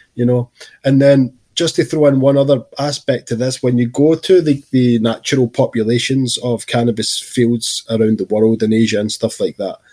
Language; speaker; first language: English; native; English